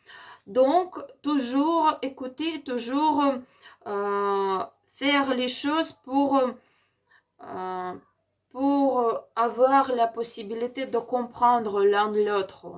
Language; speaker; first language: French; non-native, learner; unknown